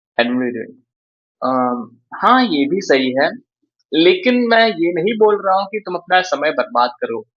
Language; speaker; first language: Hindi; native; Hindi